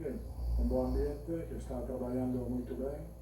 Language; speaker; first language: Portuguese; non-native, learner; Italian